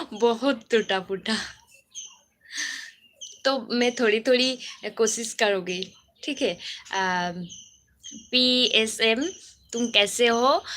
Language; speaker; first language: Hindi; non-native, local second language; Bangla